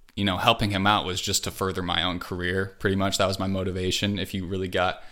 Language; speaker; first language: English; native; English